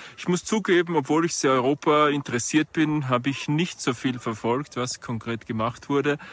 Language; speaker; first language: German; native; German